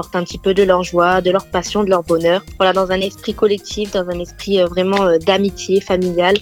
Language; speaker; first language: French; native; French